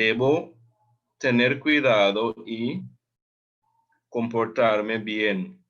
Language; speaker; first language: Spanish; non-native, fluent; English